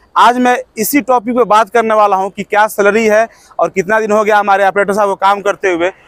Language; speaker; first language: Hindi; native; Hindi